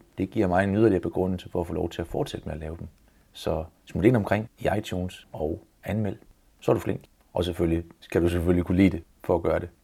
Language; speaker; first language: Danish; native; Danish